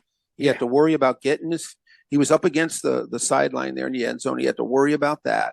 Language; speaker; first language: English; native; English